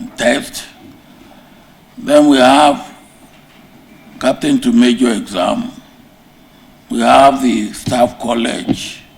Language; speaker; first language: English; non-native, local second language; Yoruba